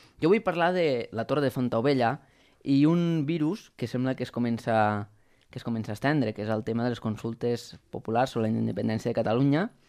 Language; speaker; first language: Catalan; native; Catalan